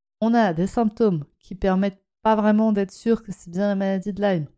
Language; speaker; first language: French; native; French